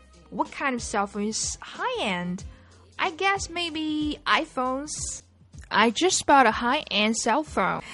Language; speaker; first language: English; non-native, fluent; Chinese